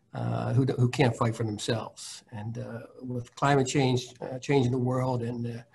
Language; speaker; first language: English; native; English